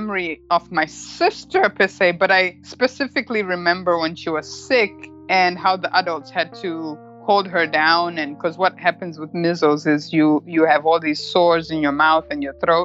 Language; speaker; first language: English; non-native, local second language; Shona